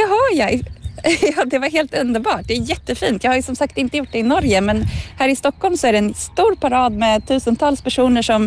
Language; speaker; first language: Swedish; native; Swedish